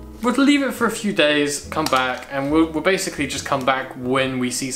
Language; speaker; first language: English; native; English